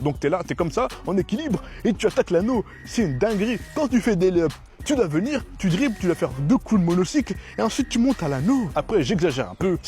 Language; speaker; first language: French; native; French